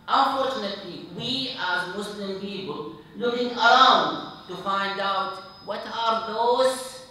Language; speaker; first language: English; non-native, fluent; Arabic